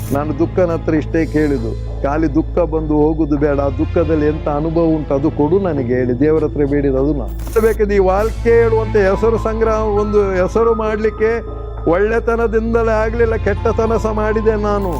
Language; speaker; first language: Kannada; non-native, local second language; Konkani